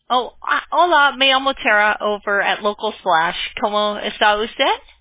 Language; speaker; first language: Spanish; non-native, learner; English